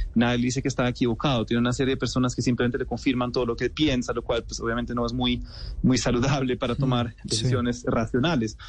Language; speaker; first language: Spanish; non-native, fluent; German